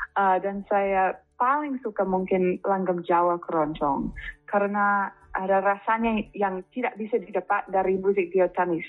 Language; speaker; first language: Indonesian; non-native, fluent; English